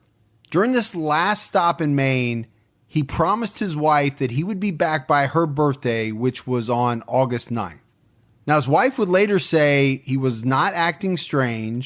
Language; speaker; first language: English; native; English